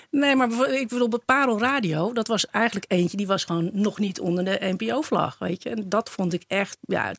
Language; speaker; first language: Dutch; native; Dutch